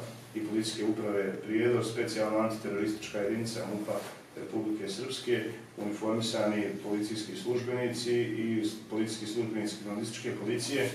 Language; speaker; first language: Bosnian; native; Bosnian